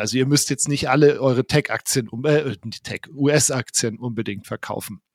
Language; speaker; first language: German; native; German